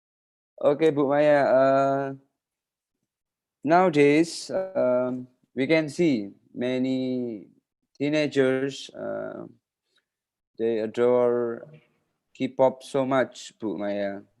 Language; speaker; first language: English; non-native, fluent; Indonesian